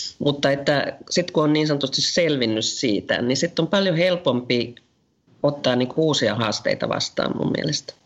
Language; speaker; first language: Finnish; native; Finnish